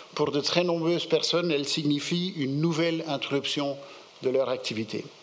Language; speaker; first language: French; non-native, local second language; Dutch